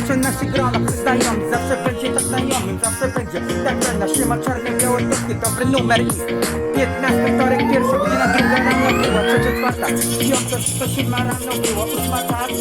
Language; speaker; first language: Polish; native; Polish